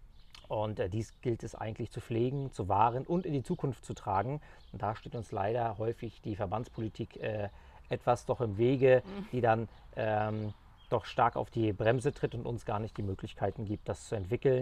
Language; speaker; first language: German; native; German